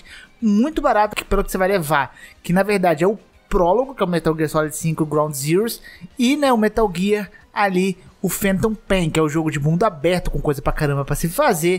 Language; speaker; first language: Portuguese; native; Portuguese